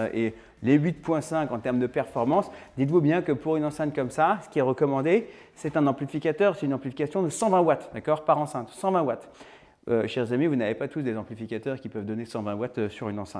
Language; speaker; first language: French; native; French